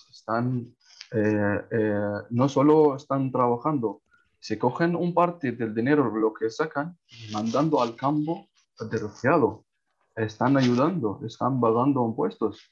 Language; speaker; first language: Spanish; non-native, learner; Arabic